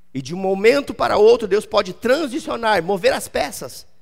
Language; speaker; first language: Portuguese; native; Portuguese